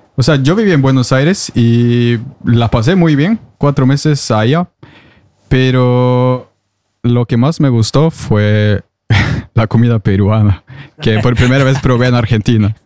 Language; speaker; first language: Spanish; non-native, fluent; Norwegian